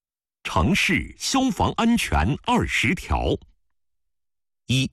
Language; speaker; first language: Chinese; native; Chinese